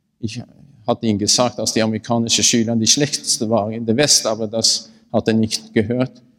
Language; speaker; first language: German; non-native, learner; Norwegian